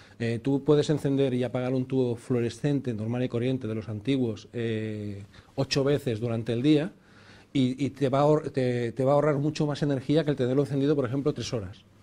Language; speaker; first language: Spanish; native; Spanish